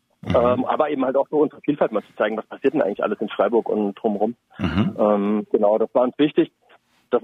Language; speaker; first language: German; native; German